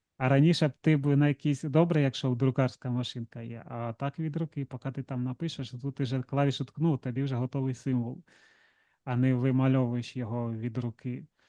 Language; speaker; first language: Ukrainian; non-native, local second language; Russian